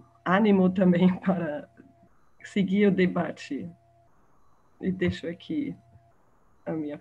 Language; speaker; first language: Portuguese; non-native, fluent; German